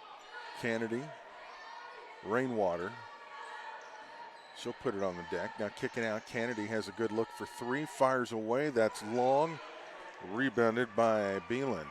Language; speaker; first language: English; native; English